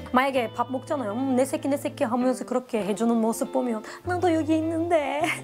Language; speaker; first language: Korean; non-native, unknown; Turkish